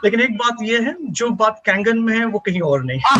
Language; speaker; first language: Hindi; native; Hindi